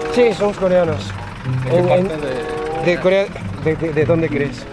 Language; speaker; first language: Spanish; non-native, fluent; Korean